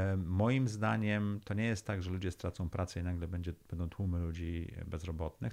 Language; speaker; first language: Polish; early bilingual, heritage; Polish